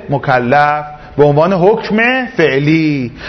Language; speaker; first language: Persian; native; Persian